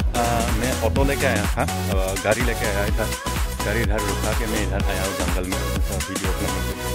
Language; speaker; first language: Hindi; non-native, local second language; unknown